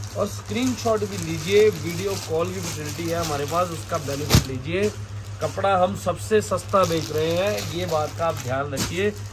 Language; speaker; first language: Hindi; non-native, local second language; Punjabi